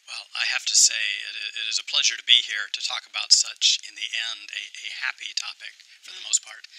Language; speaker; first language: English; native; English